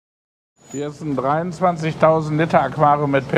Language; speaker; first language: German; native; German